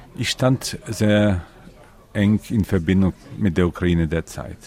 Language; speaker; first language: German; non-native, fluent; Ukrainian